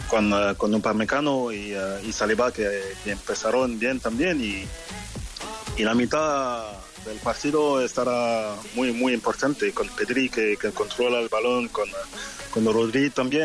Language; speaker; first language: Spanish; non-native, fluent; French